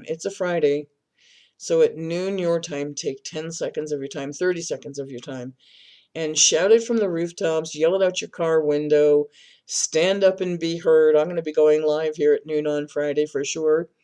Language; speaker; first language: English; native; English